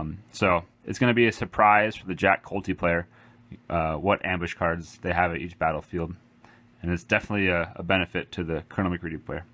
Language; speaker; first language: English; native; English